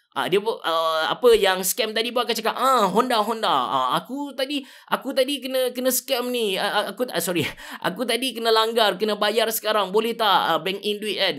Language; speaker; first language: Malay; native; Malay